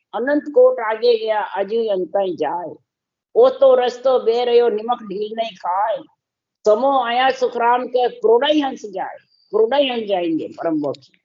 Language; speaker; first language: Hindi; native; Hindi